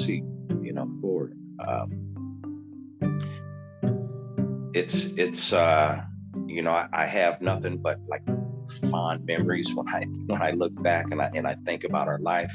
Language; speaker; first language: English; native; English